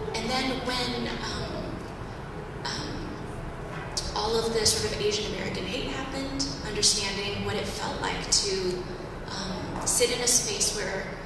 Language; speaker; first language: English; native; English